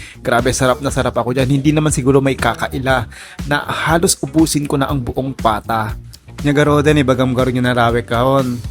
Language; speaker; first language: Filipino; non-native, local second language; Iloko